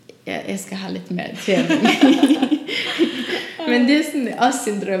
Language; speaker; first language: Swedish; non-native, learner; Faroese